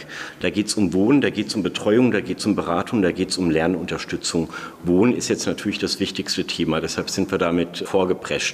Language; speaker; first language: German; native; German